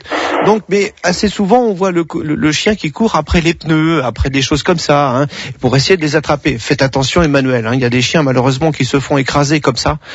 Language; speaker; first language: French; native; French